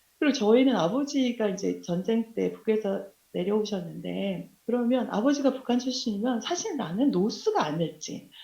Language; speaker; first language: Korean; native; Korean